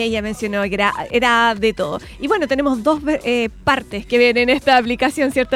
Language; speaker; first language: Spanish; native; Spanish